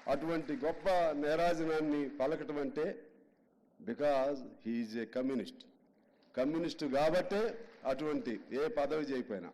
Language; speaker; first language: Telugu; native; Telugu